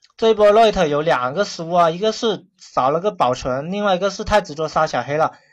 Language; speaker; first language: Chinese; non-native, local second language; Cantonese